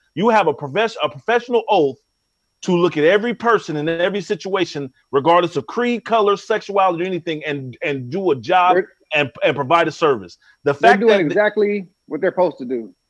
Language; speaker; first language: English; native; English